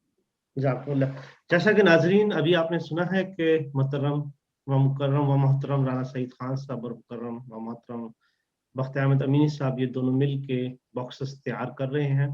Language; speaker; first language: Urdu; native; Urdu